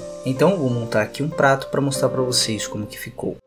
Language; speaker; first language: Portuguese; native; Portuguese